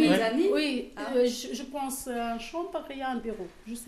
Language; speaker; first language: French; non-native, local second language; Arabic